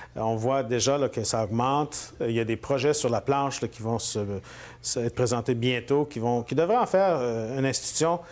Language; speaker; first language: French; native; French